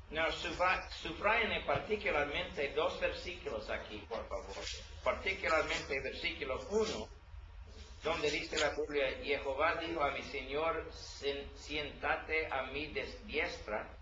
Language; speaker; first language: Spanish; non-native, learner; English